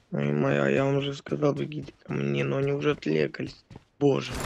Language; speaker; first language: Russian; native; Russian